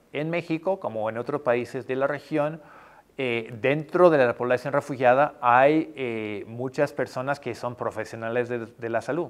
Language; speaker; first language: Spanish; non-native, fluent; English